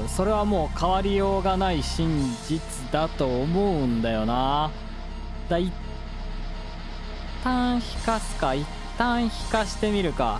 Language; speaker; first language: Japanese; native; Japanese